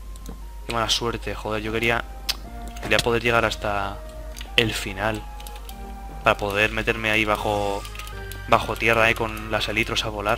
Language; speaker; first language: Spanish; native; Spanish